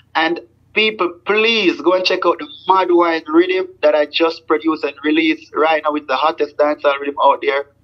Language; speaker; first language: English; non-native, local second language; Jamaican Creole English